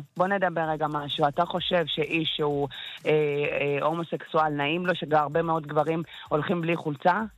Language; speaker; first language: Hebrew; non-native, fluent; Amharic